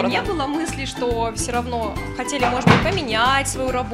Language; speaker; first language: Russian; native; Russian